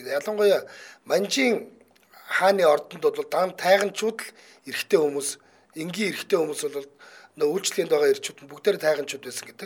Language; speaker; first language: Mongolian; native; Mongolian